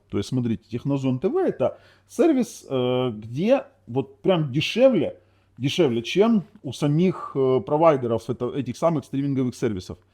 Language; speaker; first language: Russian; non-native, local second language; Ukrainian